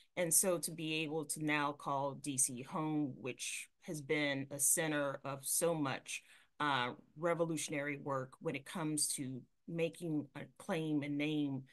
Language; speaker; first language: English; native; English